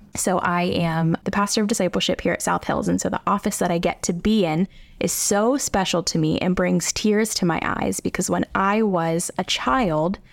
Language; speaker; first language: English; native; English